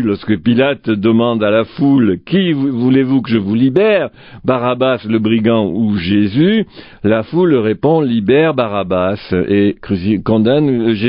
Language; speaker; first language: French; native; French